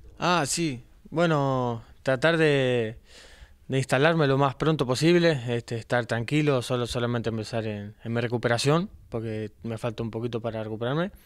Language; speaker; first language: Spanish; native; Spanish